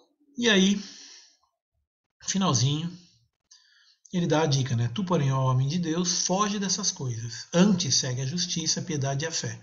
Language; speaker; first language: Portuguese; native; Portuguese